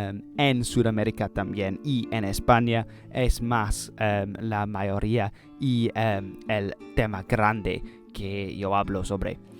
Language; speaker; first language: Spanish; non-native, learner; English